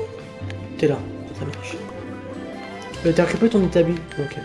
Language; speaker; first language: French; native; French